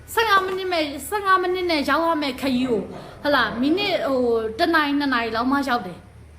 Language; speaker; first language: Burmese; native; Burmese